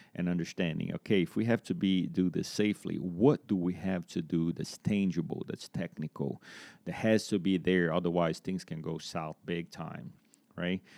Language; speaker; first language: English; non-native, fluent; Portuguese